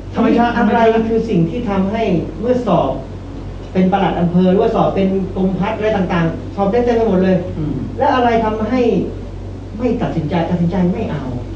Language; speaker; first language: Thai; native; Thai